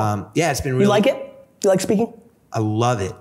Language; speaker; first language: English; native; English